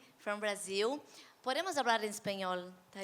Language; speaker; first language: Spanish; non-native, fluent; Portuguese